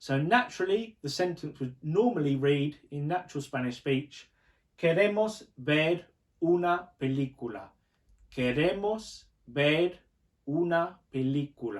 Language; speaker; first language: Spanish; non-native, fluent; English